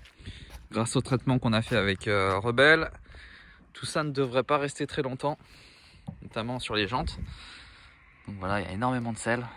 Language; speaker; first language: French; native; French